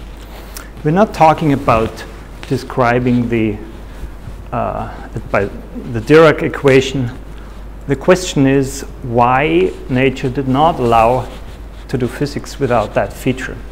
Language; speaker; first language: English; non-native, fluent; German